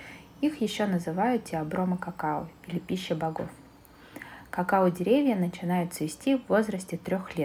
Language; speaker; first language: Russian; native; Russian